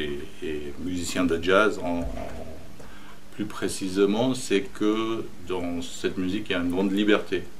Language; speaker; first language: French; non-native, fluent; German